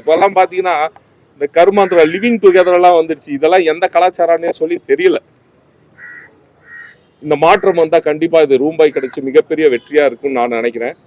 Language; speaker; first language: Tamil; native; Tamil